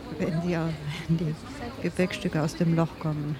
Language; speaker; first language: German; native; German